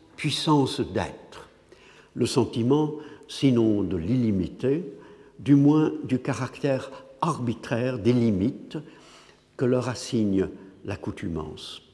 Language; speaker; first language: French; non-native, fluent; English